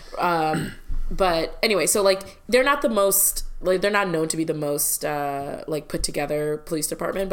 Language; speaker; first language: English; early bilingual, other home language; Malayalam